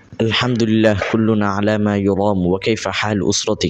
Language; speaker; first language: Arabic; non-native, learner; Bangla